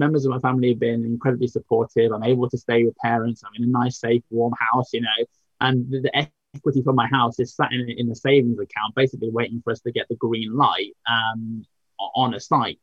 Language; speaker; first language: English; native; English